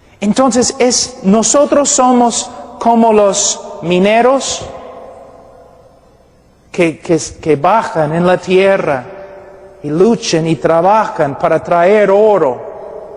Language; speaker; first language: Spanish; non-native, fluent; English